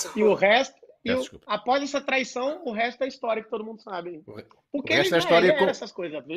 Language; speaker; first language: Portuguese; native; Portuguese